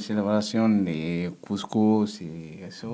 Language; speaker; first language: Spanish; non-native, learner; Berber languages